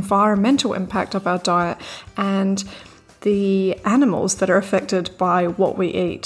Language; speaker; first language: English; native; English